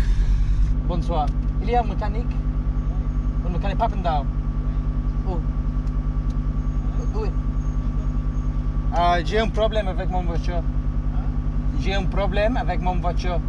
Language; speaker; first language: French; non-native, learner; English